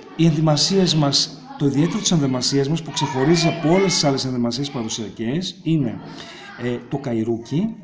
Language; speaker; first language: Greek; native; Greek